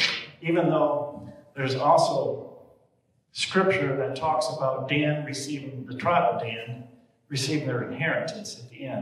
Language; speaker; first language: English; native; English